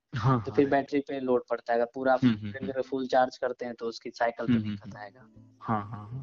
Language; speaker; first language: Hindi; native; Hindi